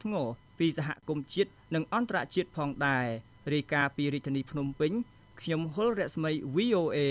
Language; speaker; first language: Khmer; native; Khmer